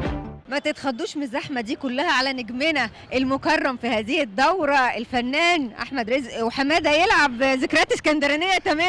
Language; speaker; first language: Arabic; native; Arabic